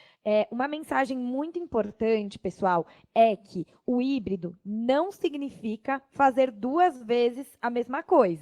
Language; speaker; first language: Portuguese; native; Portuguese